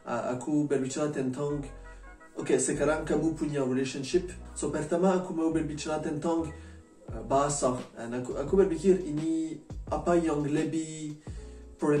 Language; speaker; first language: Indonesian; non-native, learner; French